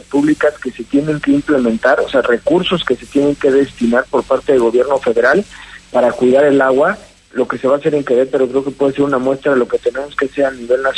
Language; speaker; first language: Spanish; native; Spanish